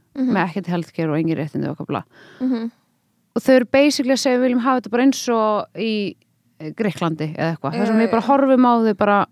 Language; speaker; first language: Icelandic; early bilingual, other home language; French